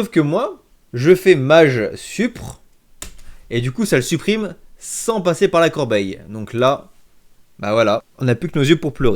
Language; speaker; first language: French; native; French